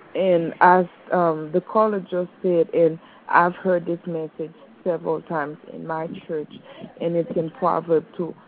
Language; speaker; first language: English; non-native, fluent; Haitian Creole